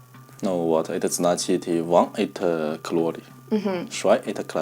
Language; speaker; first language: Russian; non-native, learner; Chinese